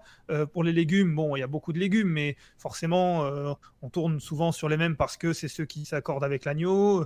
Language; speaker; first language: French; native; French